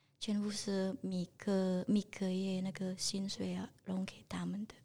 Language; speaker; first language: Chinese; non-native, learner; Indonesian